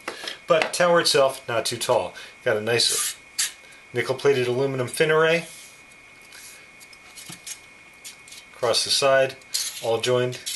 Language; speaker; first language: English; native; English